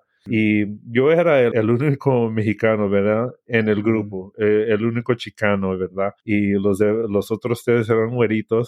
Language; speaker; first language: Spanish; early bilingual, heritage; English